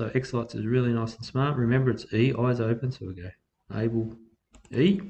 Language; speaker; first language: English; native; English